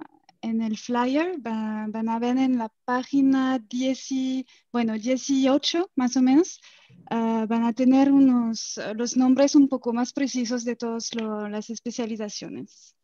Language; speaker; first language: Spanish; non-native, fluent; French